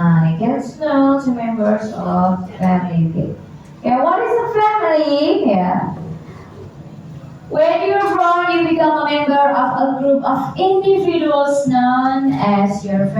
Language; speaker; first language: English; non-native, learner; Indonesian